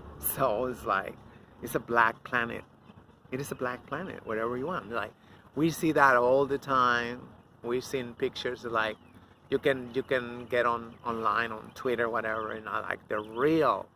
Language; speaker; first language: English; non-native, fluent; Spanish